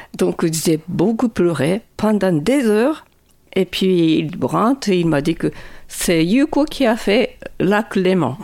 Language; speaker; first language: French; non-native, fluent; Japanese